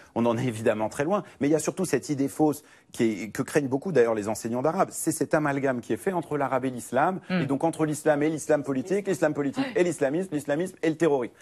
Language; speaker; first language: French; early bilingual, other home language; Arabic